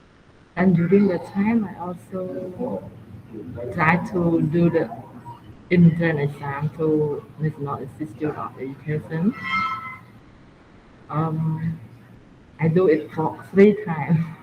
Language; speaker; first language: English; non-native, learner; Khmer